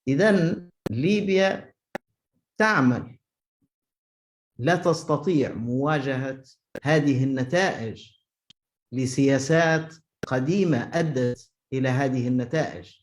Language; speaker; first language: Arabic; native; Arabic